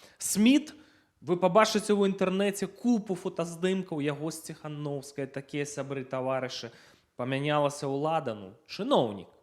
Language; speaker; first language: Belarusian; non-native, local second language; Russian